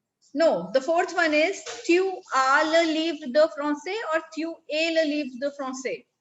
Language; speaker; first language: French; non-native, fluent; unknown